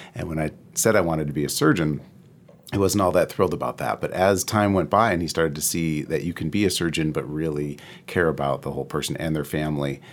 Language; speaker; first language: English; native; English